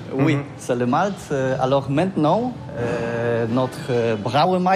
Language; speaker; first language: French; non-native, learner; Polish